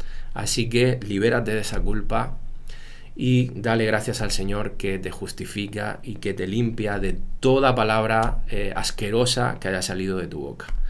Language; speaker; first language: Spanish; native; Spanish